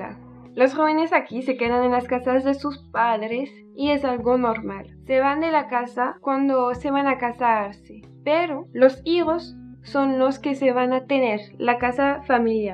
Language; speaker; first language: Spanish; non-native, learner; French